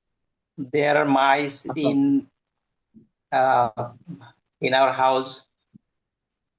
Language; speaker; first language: English; non-native, learner; Bangla